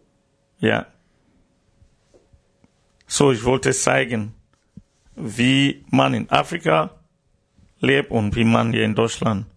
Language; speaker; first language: German; non-native, learner; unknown